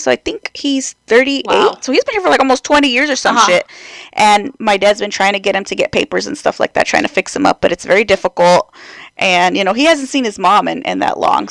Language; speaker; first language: English; early bilingual, other home language; Spanish